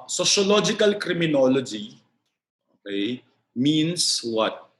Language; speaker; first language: English; non-native, local second language; Filipino